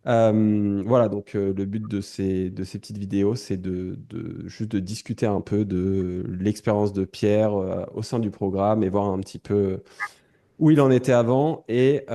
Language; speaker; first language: French; native; French